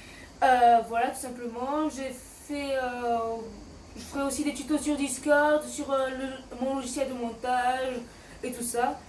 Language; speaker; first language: French; native; French